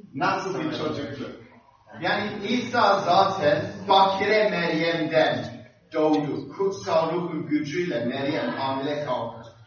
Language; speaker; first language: Turkish; non-native, fluent; English